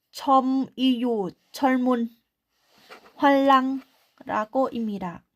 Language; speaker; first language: Korean; non-native, learner; Thai